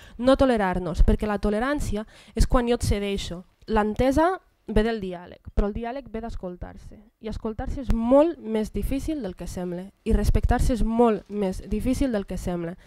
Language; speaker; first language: Catalan; early bilingual, other home language; Arabic